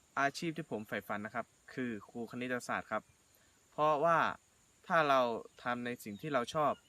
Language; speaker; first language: Thai; native; Thai